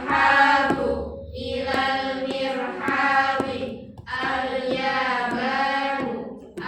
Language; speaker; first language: Arabic; non-native, learner; Indonesian